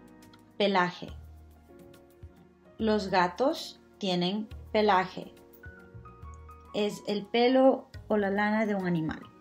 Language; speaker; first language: Spanish; early bilingual, heritage; Spanish